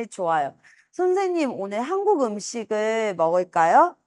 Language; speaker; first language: Korean; non-native, fluent; Spanish